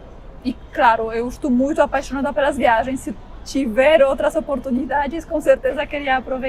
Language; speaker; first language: Portuguese; non-native, fluent; Polish